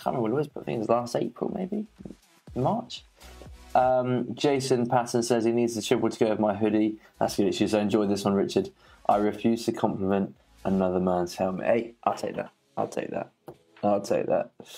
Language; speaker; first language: English; native; English